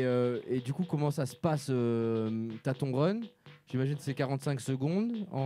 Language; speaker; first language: French; native; French